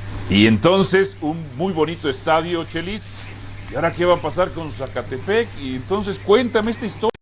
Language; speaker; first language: Spanish; native; Spanish